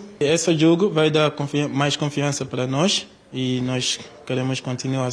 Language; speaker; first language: Portuguese; non-native, learner; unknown